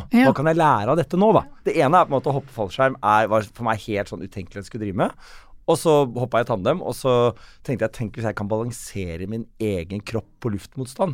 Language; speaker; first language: Norwegian; native; Norwegian